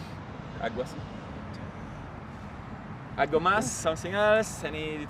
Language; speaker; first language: Spanish; native; Spanish